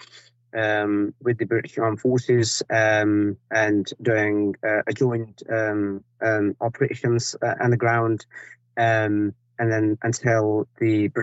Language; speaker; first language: English; non-native, fluent; Persian